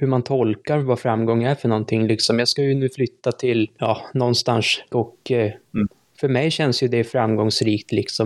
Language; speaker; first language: Swedish; native; Swedish